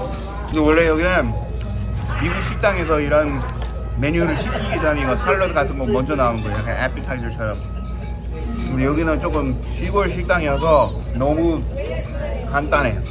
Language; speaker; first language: Korean; non-native, fluent; English